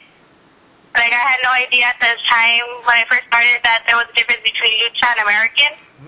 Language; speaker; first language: English; native; English